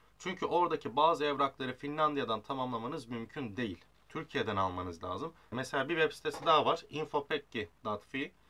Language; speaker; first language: Turkish; native; Turkish